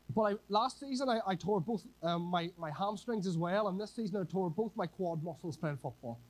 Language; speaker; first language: English; native; English